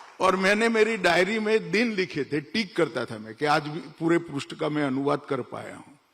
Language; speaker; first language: Hindi; non-native, local second language; Gujarati